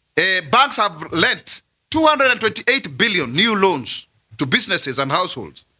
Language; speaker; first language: English; non-native, local second language; Kikuyu